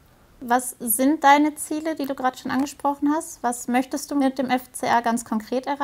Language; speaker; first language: German; native; German